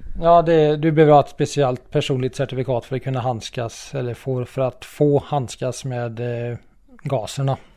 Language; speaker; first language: Swedish; native; Swedish